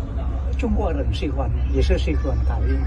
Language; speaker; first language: Chinese; non-native, learner; Indonesian